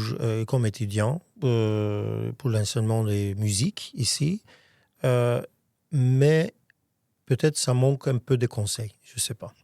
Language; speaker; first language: French; non-native, fluent; Armenian